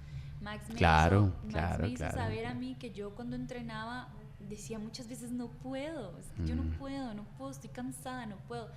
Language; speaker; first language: Spanish; native; Spanish